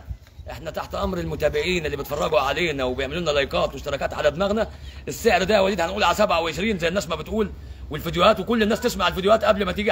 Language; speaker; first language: Arabic; native; Arabic